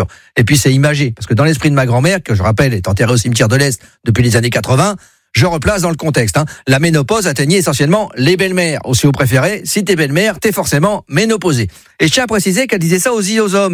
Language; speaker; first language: French; native; French